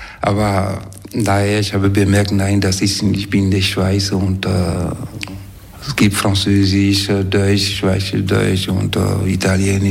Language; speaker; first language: German; non-native, fluent; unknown